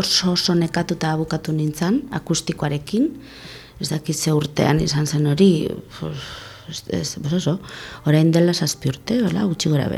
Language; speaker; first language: Basque; non-native, local second language; Spanish